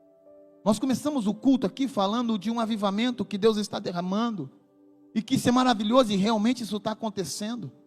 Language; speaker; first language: Portuguese; native; Portuguese